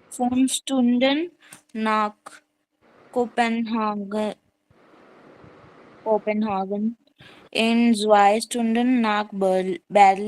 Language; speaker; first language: German; non-native, learner; Hindi